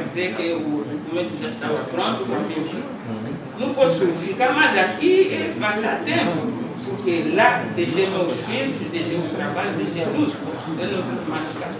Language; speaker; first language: Portuguese; non-native, local second language; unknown